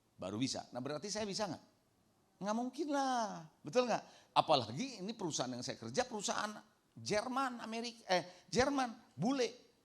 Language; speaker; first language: Indonesian; native; Indonesian